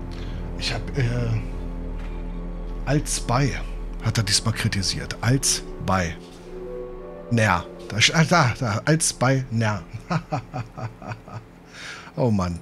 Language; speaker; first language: German; native; German